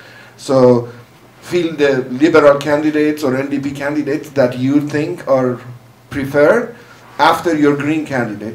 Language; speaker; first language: English; non-native, fluent; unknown